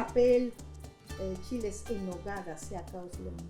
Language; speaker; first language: French; non-native, fluent; Spanish